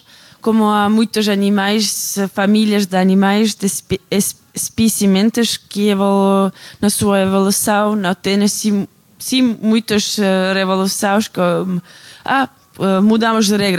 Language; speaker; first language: Portuguese; non-native, learner; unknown